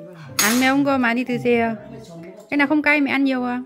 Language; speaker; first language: Korean; non-native, learner; Vietnamese